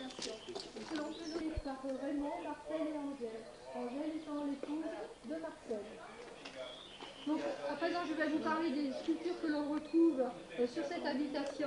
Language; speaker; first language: French; native; French